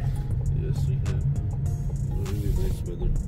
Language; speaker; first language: English; non-native, learner; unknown